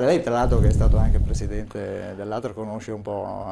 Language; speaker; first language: Italian; native; Italian